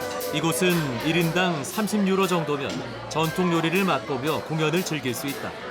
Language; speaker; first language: Korean; native; Korean